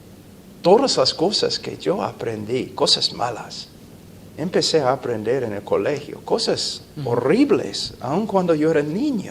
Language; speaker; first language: Spanish; non-native, fluent; English